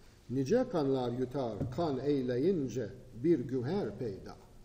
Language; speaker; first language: Turkish; non-native, fluent; English